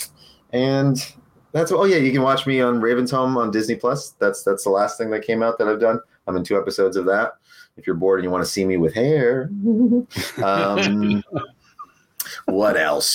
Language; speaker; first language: English; early bilingual, other home language; Spanish